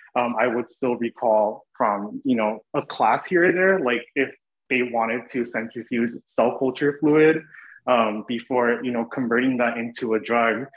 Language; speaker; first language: English; native; English